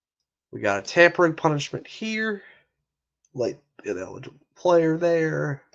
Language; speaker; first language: English; native; English